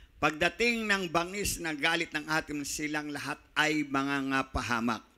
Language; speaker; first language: Filipino; native; Filipino